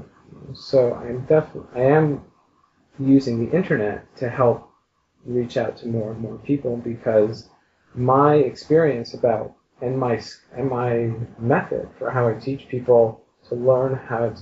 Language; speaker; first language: English; native; English